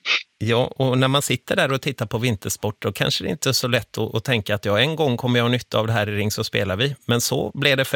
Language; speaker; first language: Swedish; native; Swedish